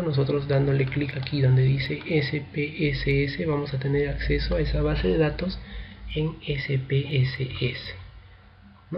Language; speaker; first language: Spanish; native; Spanish